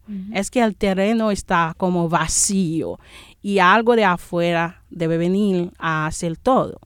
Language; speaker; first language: Spanish; non-native, fluent; Haitian Creole